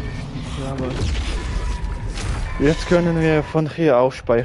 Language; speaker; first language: German; non-native, learner; Russian